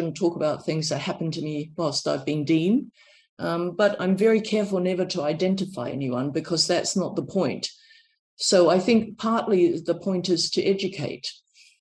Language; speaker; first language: English; native; English